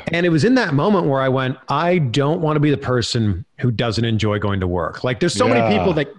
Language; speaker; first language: English; native; English